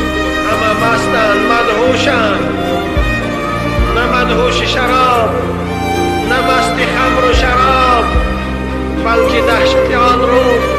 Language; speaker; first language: Persian; native; Persian